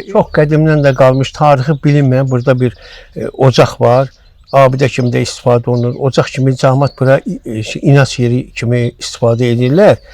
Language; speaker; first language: Azerbaijani; native; Azerbaijani